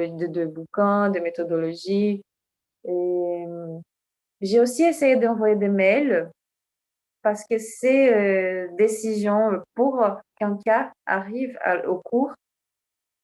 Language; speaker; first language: French; non-native, fluent; Portuguese